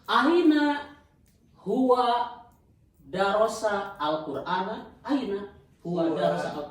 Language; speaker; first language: Arabic; non-native, fluent; Indonesian